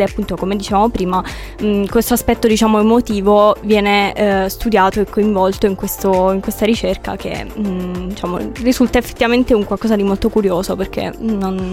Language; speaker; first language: Italian; native; Italian